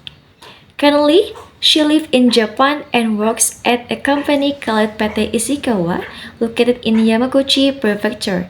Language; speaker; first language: English; non-native, learner; Indonesian